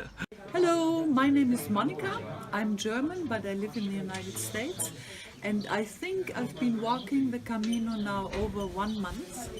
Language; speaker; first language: English; non-native, fluent; German